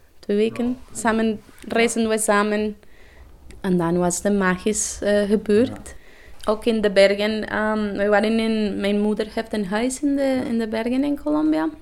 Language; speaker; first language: Dutch; non-native, learner; Spanish